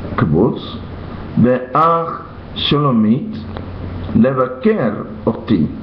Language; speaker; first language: Hebrew; non-native, learner; English